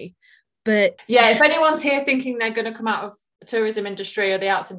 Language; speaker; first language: English; native; English